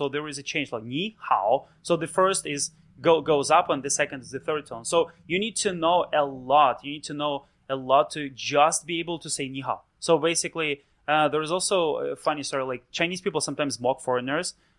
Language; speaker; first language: English; non-native, fluent; Russian